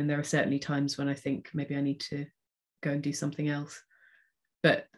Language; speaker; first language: English; native; English